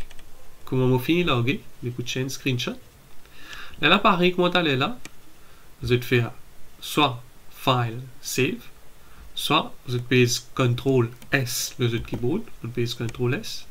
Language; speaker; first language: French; non-native, local second language; Morisyen